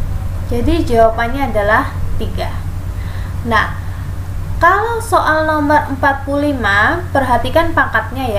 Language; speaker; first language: Indonesian; native; Indonesian